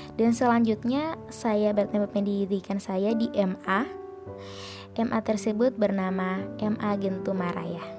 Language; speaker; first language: Indonesian; native; Indonesian